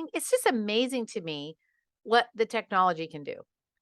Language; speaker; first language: English; native; English